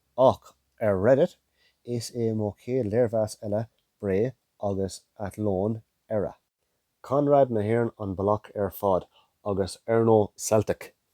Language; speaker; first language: Irish; non-native, local second language; English